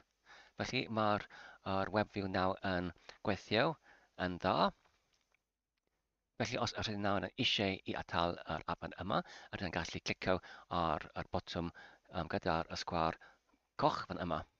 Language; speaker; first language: Welsh; non-native, learner; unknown